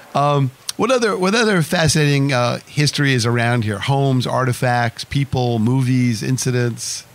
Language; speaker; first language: English; native; English